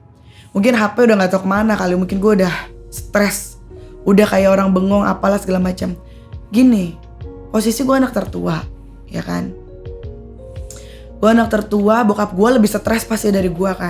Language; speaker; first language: Indonesian; native; Indonesian